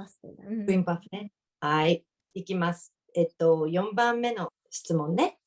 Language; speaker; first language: Japanese; native; Japanese